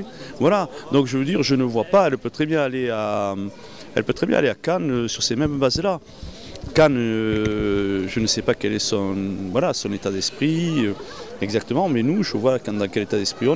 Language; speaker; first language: French; native; French